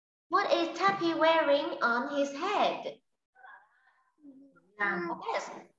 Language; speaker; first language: English; non-native, fluent; Vietnamese